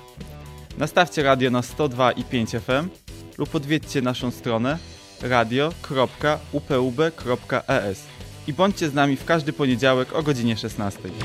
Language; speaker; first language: Polish; native; Polish